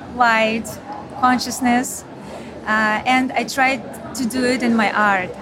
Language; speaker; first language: English; non-native, learner; Ukrainian